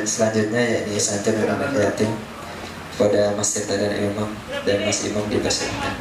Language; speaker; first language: Indonesian; native; Indonesian